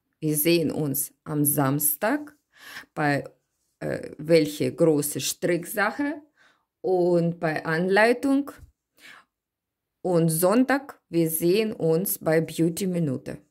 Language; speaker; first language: German; non-native, learner; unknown